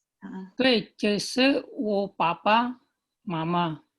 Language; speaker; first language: Chinese; non-native, learner; Indonesian